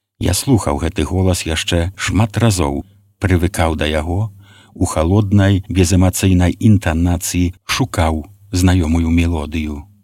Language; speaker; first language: Belarusian; native; Belarusian